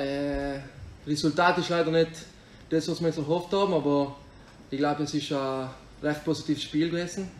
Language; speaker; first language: German; non-native, local second language; Italian